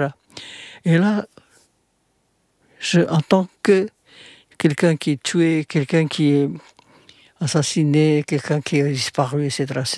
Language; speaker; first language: French; non-native, fluent; Indonesian